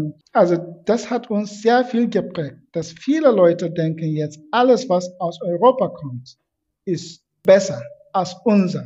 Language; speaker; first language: German; non-native, fluent; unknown